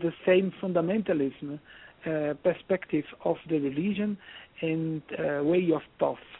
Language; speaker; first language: English; non-native, learner; Portuguese